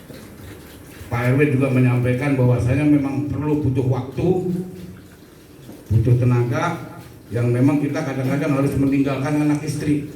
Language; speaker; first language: Indonesian; native; Indonesian